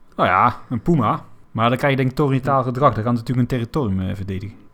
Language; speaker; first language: Dutch; native; Dutch